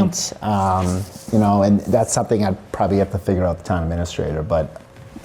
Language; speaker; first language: English; native; English